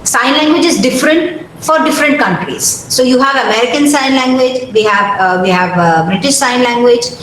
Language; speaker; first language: English; non-native, local second language; Malayalam